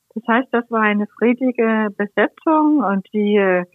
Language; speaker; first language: German; non-native, fluent; Danish